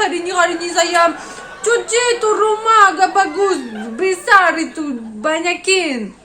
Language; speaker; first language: Indonesian; non-native, learner; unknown